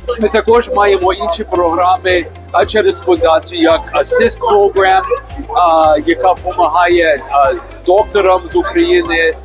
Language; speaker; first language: Ukrainian; early bilingual, heritage; Ukrainian